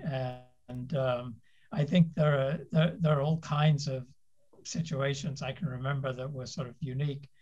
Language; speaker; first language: English; native; English